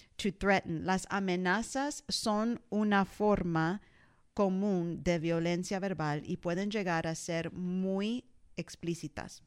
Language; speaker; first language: Spanish; early bilingual, heritage; English